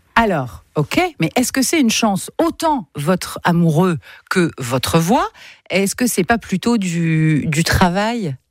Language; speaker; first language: French; native; French